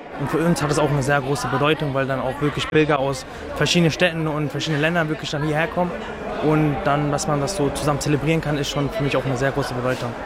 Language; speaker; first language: German; early bilingual, other home language; Tamil